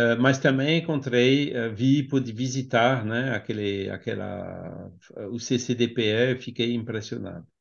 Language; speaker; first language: Portuguese; non-native, fluent; French